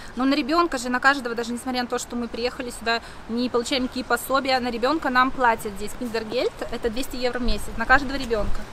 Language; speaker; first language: Russian; native; Russian